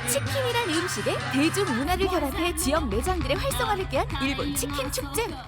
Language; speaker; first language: Korean; native; Korean